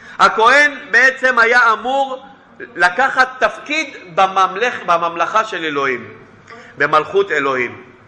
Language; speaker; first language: Hebrew; non-native, fluent; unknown